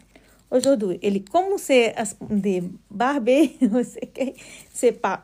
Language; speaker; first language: French; non-native, learner; Portuguese